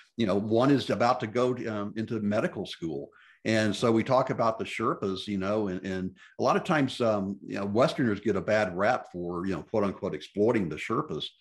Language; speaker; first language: English; native; English